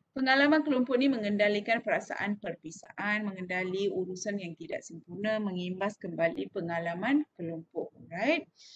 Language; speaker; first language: Malay; non-native, local second language; Tamil